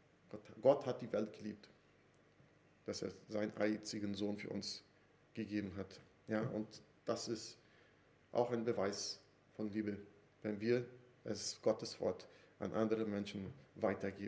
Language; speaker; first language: German; non-native, fluent; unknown